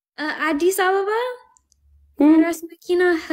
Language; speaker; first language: Amharic; non-native, learner; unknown